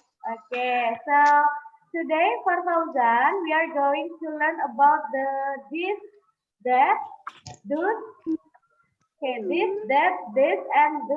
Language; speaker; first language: English; non-native, fluent; Indonesian